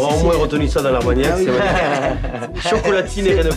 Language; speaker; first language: French; native; French